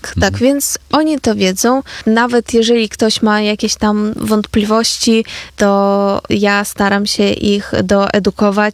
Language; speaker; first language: Polish; non-native, fluent; Ukrainian